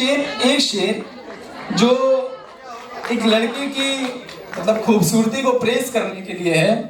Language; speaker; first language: Hindi; native; Hindi